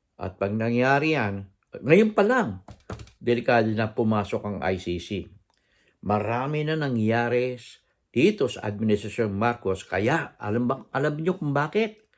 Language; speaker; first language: Filipino; native; Filipino